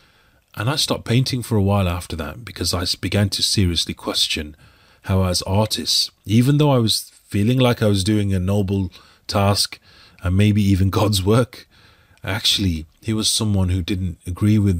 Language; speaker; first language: English; native; English